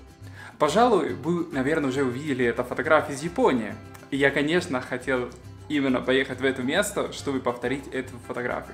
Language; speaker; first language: Russian; non-native, fluent; Spanish